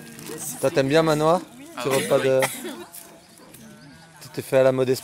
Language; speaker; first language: French; native; French